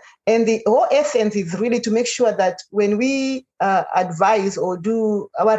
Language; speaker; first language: English; non-native, local second language; Shona